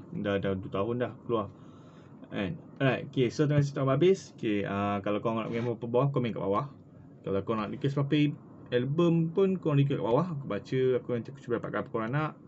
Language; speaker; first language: Malay; native; Malay